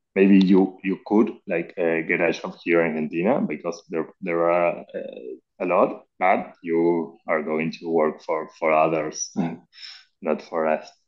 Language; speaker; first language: English; non-native, learner; Spanish